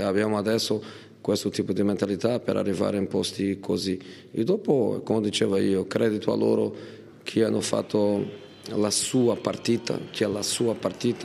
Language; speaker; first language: Italian; non-native, fluent; Portuguese